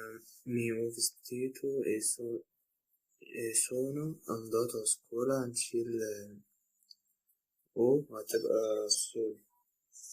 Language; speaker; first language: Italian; non-native, learner; Arabic